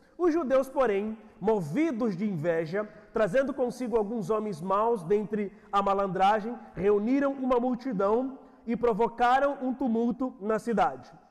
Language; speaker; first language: Portuguese; native; Portuguese